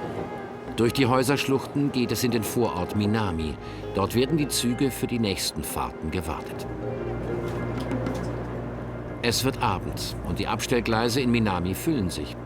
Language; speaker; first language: German; native; German